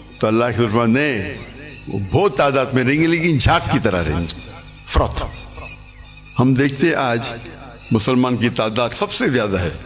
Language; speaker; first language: Urdu; non-native, local second language; English